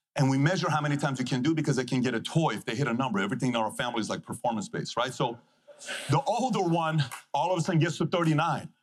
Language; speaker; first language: English; non-native, fluent; Persian